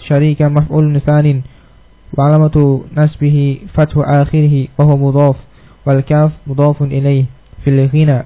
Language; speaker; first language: Arabic; non-native, learner; Indonesian